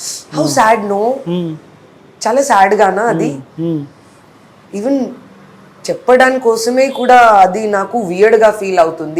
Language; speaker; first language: Telugu; non-native, learner; Hindi